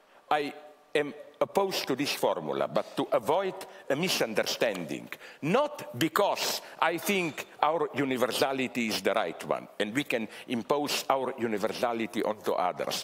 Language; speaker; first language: English; non-native, fluent; Slovenian